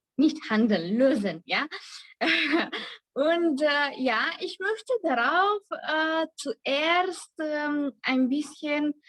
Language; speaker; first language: German; non-native, learner; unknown